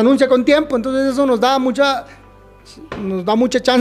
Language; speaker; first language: Spanish; native; Spanish